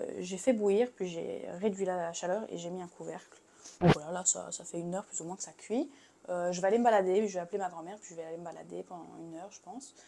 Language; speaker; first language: French; native; French